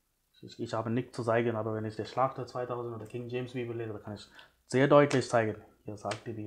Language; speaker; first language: German; non-native, fluent; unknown